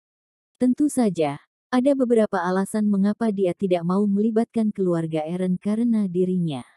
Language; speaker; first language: Indonesian; native; Indonesian